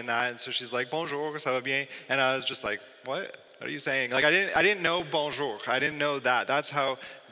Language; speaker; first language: English; native; English